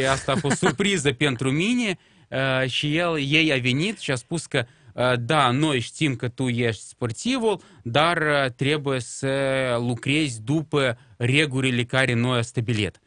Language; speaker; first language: Romanian; non-native, local second language; Russian